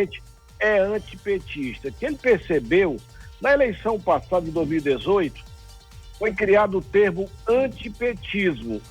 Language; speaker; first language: Portuguese; native; Portuguese